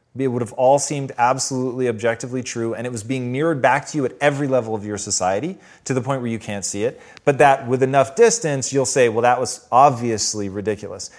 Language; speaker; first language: English; native; English